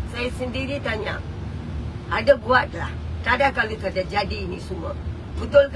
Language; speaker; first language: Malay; non-native, local second language; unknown